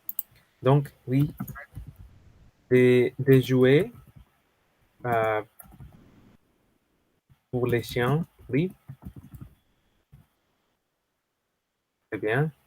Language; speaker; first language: French; non-native, fluent; Spanish